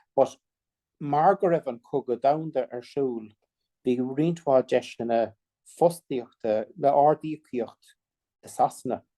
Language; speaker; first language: Irish; non-native, local second language; English